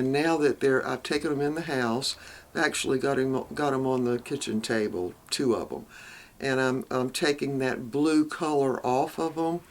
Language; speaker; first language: English; native; English